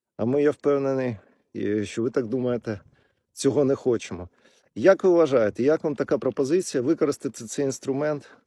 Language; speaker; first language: Ukrainian; non-native, local second language; Russian